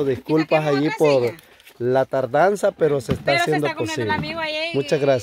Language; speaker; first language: Spanish; native; Spanish